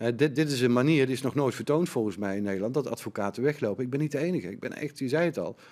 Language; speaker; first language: Dutch; native; Dutch